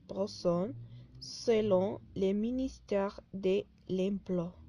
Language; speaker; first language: French; non-native, learner; Spanish